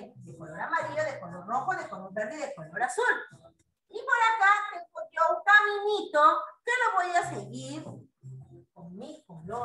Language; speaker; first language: Spanish; native; Spanish